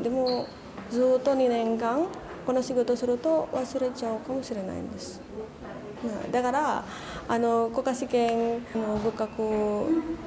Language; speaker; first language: Japanese; non-native, learner; Indonesian